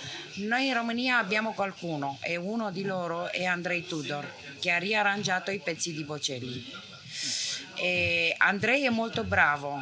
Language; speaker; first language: Italian; non-native, fluent; Romanian